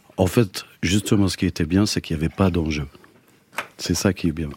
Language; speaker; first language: French; native; French